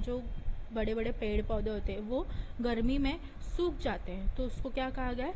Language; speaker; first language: Hindi; non-native, local second language; Marathi